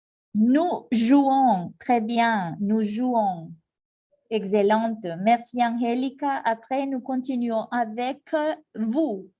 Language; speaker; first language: French; non-native, fluent; Spanish